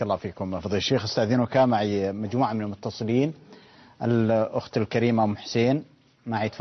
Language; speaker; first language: Arabic; native; Arabic